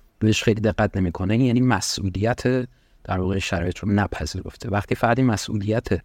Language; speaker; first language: Persian; early bilingual, heritage; Persian